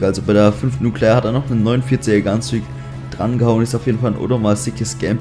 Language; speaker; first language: German; native; German